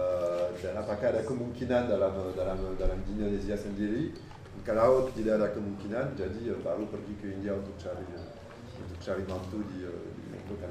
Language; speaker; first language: Indonesian; non-native, fluent; French